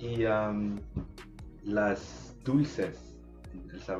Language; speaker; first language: Spanish; non-native, learner; English